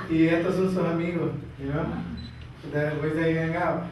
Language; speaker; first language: Spanish; early bilingual, heritage; Spanish